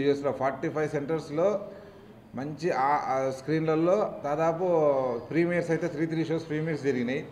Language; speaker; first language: Telugu; native; Telugu